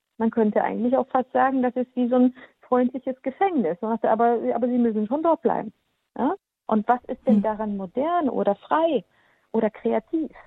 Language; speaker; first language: German; early bilingual, heritage; German